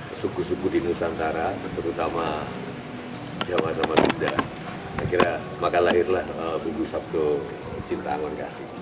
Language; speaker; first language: Indonesian; non-native, local second language; Javanese